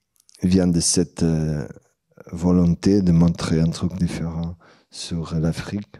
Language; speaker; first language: French; non-native, fluent; Portuguese